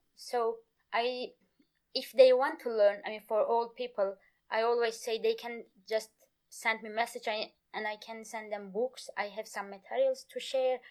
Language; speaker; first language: English; non-native, fluent; Kurdish